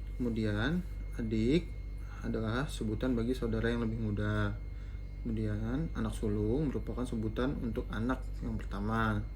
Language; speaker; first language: Indonesian; native; Indonesian